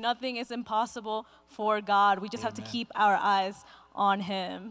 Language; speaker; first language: English; early bilingual, other home language; Spanish